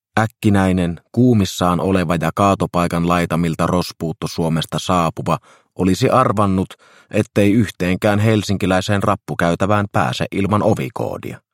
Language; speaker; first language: Finnish; native; Finnish